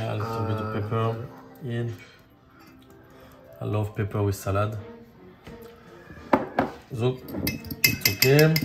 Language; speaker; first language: English; non-native, learner; French